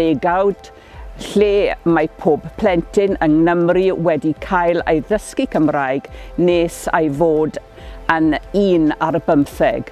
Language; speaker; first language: Welsh; non-native, local second language; English